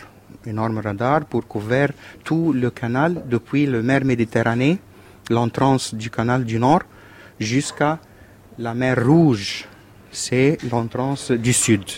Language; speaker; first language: French; non-native, learner; Arabic